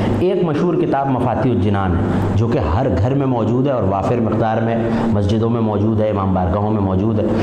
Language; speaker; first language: Urdu; native; Urdu